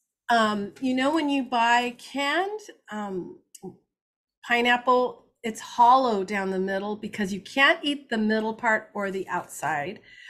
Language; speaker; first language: English; native; English